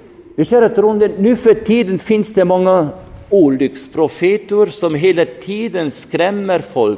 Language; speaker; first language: Swedish; non-native, fluent; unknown